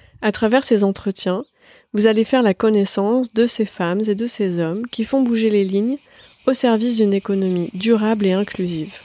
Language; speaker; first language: French; native; French